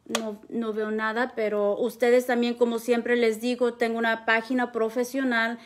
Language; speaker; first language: Spanish; early bilingual, heritage; Spanish